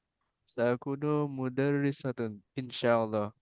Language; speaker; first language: Arabic; non-native, learner; Indonesian